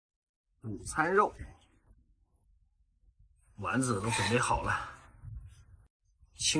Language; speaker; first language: Chinese; native; Chinese